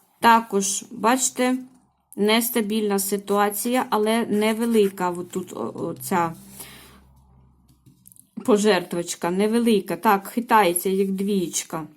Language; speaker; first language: Ukrainian; native; Ukrainian